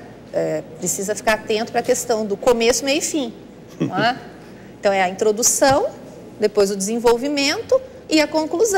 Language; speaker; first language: Portuguese; native; Portuguese